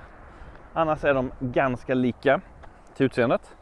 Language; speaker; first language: Swedish; native; Swedish